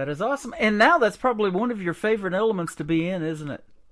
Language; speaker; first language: English; native; English